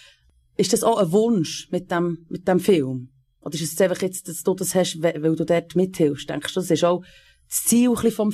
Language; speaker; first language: German; native; German